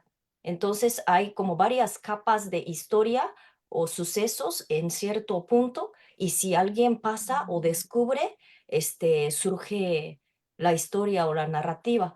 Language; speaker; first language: Spanish; non-native, fluent; Japanese